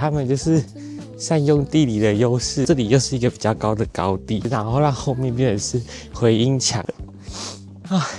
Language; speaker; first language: Chinese; native; Chinese